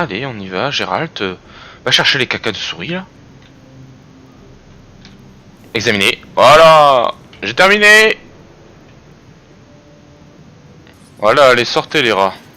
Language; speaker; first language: French; native; French